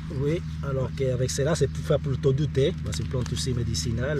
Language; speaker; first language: French; native; French